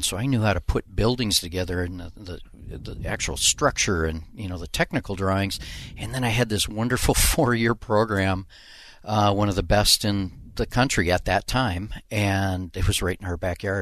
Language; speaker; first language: English; native; English